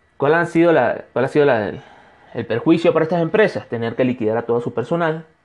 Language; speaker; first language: Spanish; native; Spanish